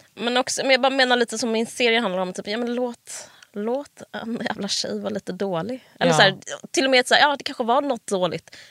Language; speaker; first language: Swedish; native; Swedish